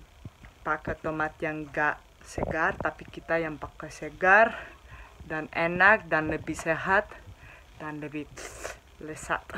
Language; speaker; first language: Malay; non-native, fluent; Spanish